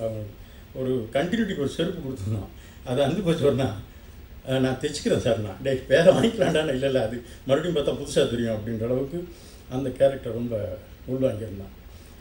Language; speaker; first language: Tamil; native; Tamil